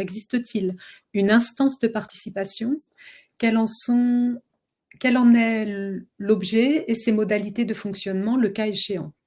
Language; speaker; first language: French; native; French